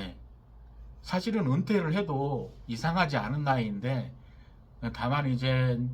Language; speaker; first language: Korean; native; Korean